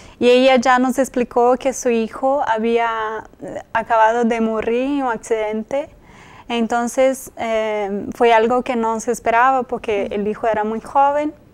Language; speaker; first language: Spanish; non-native, fluent; Portuguese